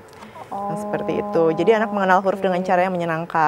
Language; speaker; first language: Indonesian; native; Indonesian